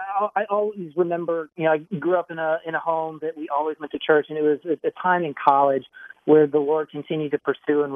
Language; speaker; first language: English; native; English